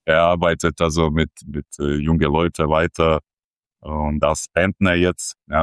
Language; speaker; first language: German; non-native, fluent; Croatian